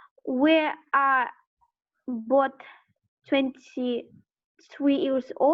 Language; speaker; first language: English; non-native, learner; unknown